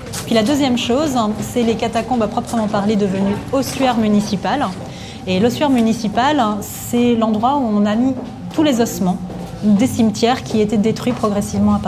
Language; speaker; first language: French; native; French